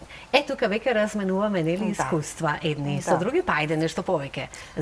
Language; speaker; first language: Macedonian; native; Macedonian